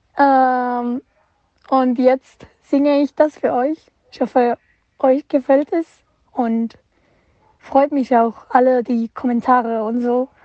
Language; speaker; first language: German; non-native, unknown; Spanish